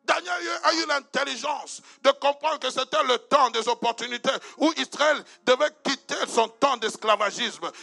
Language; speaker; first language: French; non-native, local second language; Lingala